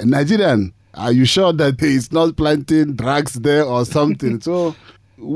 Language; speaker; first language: English; non-native, local second language; Igbo